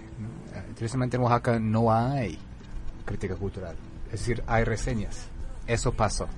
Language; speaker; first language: Spanish; non-native, fluent; English